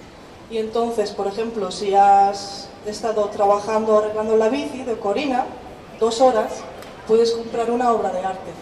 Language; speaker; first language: Spanish; non-native, fluent; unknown